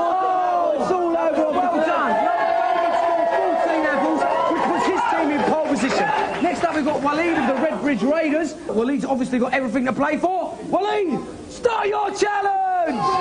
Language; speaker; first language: English; native; English